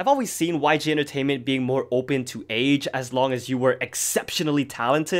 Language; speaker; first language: English; native; English